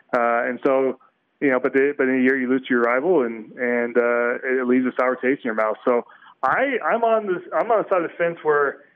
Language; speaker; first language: English; native; English